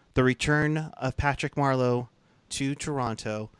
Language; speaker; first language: English; native; English